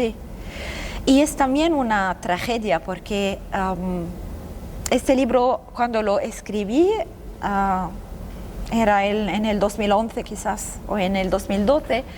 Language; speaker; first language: Spanish; non-native, fluent; Arabic